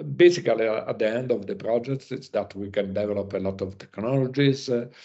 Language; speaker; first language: English; non-native, learner; Italian